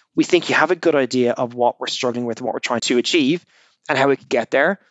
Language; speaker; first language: English; native; English